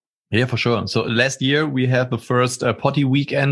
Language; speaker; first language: English; non-native, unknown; German